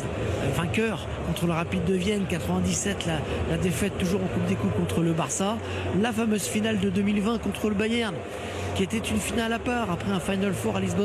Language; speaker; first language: French; native; French